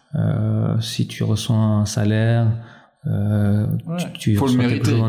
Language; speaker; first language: French; early bilingual, other home language; Albanian